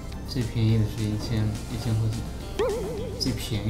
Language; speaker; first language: Chinese; non-native, fluent; Japanese